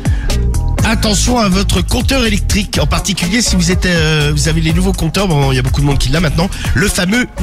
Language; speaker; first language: French; native; French